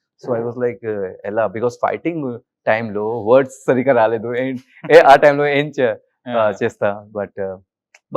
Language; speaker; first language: Telugu; non-native, learner; Hindi